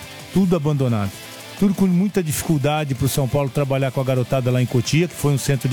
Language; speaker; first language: Portuguese; native; Portuguese